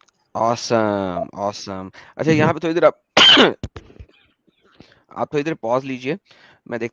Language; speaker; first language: Hindi; native; Hindi